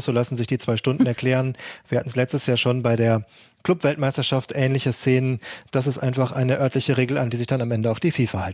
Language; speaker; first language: German; native; German